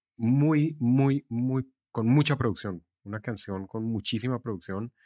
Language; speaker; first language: Spanish; native; Spanish